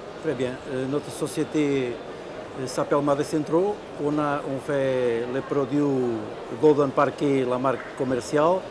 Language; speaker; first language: French; non-native, fluent; Portuguese